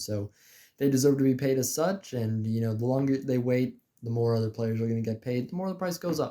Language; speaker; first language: English; native; English